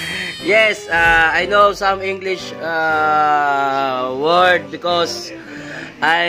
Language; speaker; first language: English; non-native, local second language; Filipino